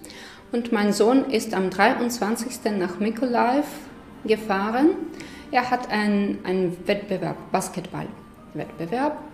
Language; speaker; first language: German; non-native, fluent; Ukrainian